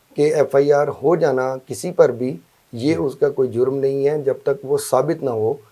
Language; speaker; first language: Urdu; non-native, local second language; Punjabi